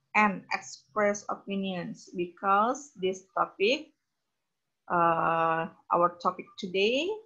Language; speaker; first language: English; non-native, fluent; Indonesian